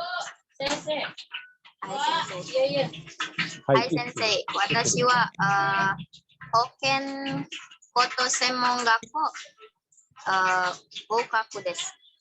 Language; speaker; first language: Japanese; non-native, learner; Indonesian